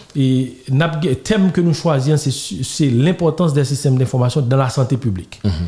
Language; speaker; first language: French; non-native, local second language; Haitian Creole